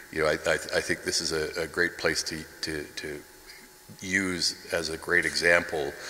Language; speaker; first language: English; native; English